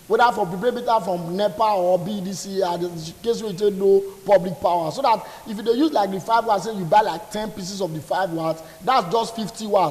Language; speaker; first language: English; non-native, local second language; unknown